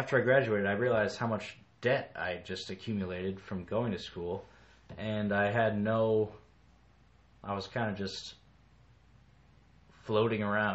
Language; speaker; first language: English; native; English